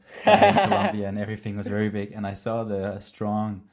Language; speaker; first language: English; non-native, fluent; Danish